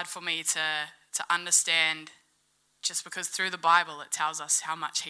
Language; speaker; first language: English; native; English